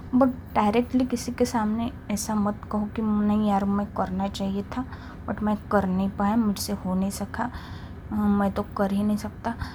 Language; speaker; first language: Hindi; non-native, local second language; Marathi